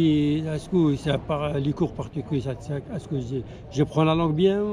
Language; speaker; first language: French; non-native, learner; Arabic